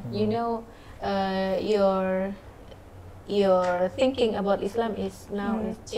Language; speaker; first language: English; non-native, learner; Indonesian